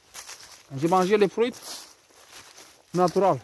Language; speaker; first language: French; non-native, learner; Romanian